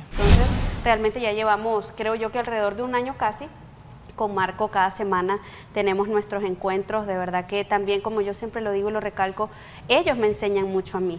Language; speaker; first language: Spanish; native; Spanish